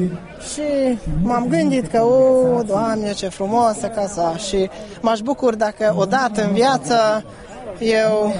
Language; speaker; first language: Romanian; non-native, fluent; Hungarian